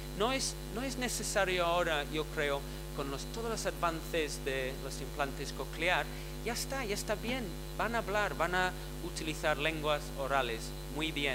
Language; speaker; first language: Spanish; non-native, fluent; English